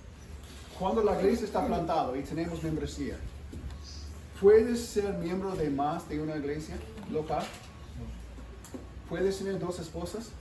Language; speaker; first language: Spanish; non-native, fluent; English